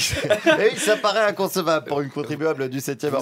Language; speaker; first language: French; native; French